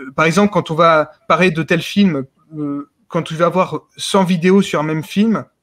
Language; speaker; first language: French; native; French